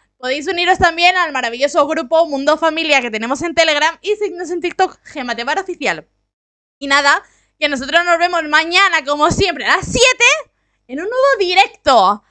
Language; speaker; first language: Spanish; native; Spanish